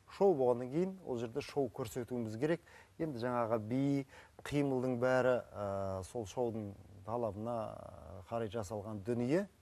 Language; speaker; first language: Kazakh; native; Kazakh